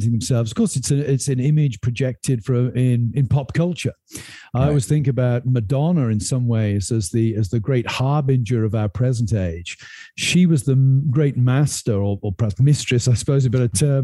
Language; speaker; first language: English; native; English